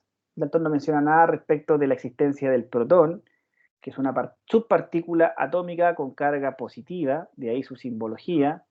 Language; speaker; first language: Spanish; native; Spanish